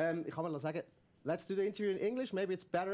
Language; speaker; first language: German; native; German